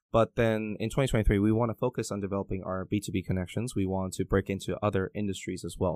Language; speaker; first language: English; early bilingual, other home language; Chinese